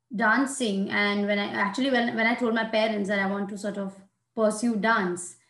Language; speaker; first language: English; non-native, local second language; Hindi